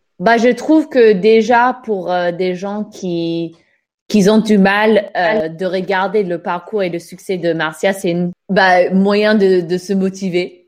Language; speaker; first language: French; non-native, fluent; English